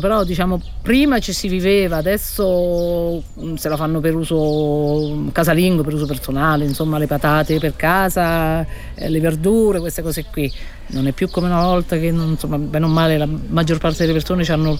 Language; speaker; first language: Italian; native; Italian